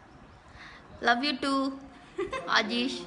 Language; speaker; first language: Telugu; non-native, local second language; Malayalam